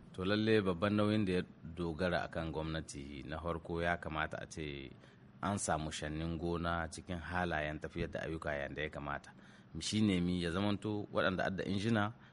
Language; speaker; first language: Hausa; native; Hausa